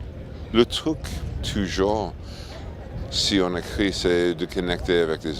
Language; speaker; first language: French; non-native, fluent; English